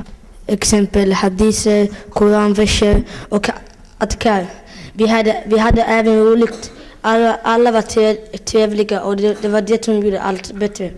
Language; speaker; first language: Swedish; early bilingual, other home language; Somali